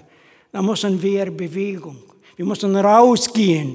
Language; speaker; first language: German; non-native, fluent; Arabic